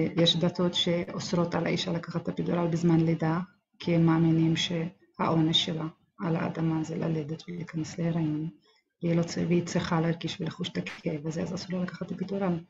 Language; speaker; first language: Hebrew; non-native, local second language; Arabic